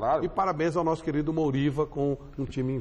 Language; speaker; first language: Portuguese; native; Portuguese